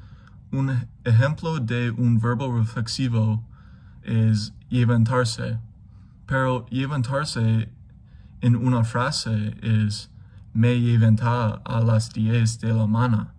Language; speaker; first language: Spanish; non-native, learner; English